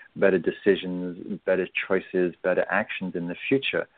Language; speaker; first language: English; native; English